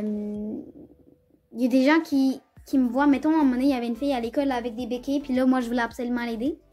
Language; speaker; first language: French; native; French